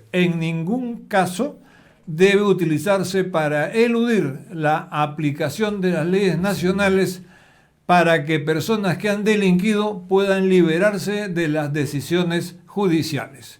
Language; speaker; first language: Spanish; native; Spanish